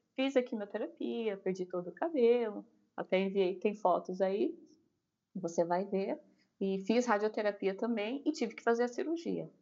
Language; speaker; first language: Portuguese; native; Portuguese